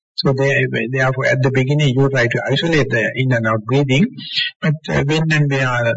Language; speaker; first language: English; non-native, local second language; Sinhala